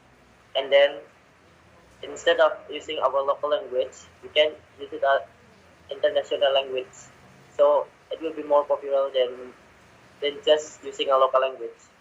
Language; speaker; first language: English; non-native, learner; Indonesian